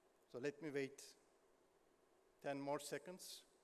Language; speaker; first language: English; non-native, fluent; Turkish